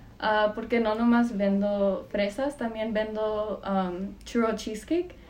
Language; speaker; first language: Spanish; early bilingual, heritage; Spanish